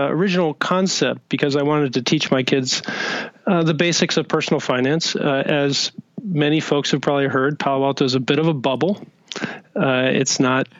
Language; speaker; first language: English; native; English